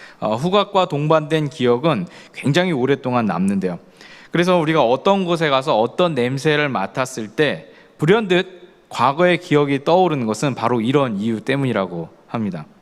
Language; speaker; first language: Korean; native; Korean